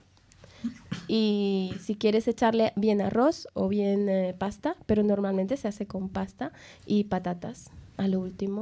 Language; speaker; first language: Spanish; native; Spanish